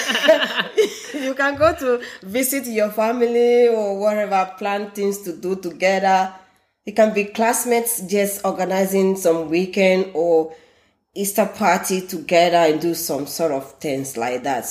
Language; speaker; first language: English; non-native, local second language; Ewe